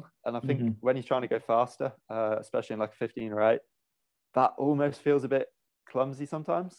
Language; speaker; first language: English; native; English